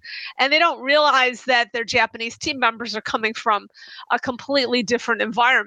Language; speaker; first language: English; native; English